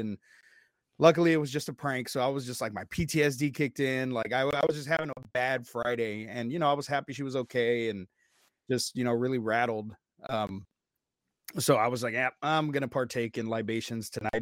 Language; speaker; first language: English; native; English